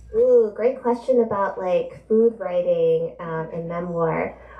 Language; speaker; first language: English; native; English